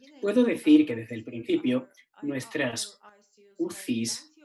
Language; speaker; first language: Spanish; non-native, fluent; Turkish